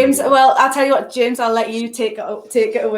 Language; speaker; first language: English; native; English